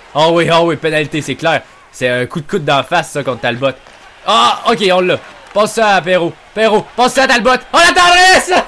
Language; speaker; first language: French; native; French